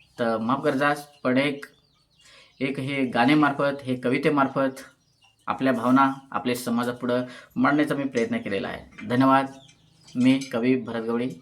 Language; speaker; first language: Marathi; native; Marathi